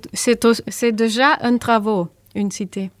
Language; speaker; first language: French; non-native, learner; German